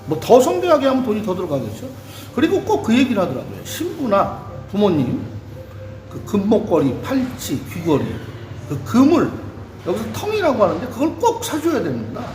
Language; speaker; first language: Korean; native; Korean